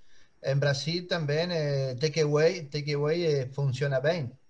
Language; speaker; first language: Spanish; non-native, learner; Portuguese